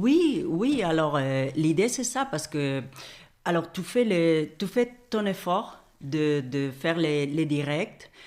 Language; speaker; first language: French; non-native, fluent; Spanish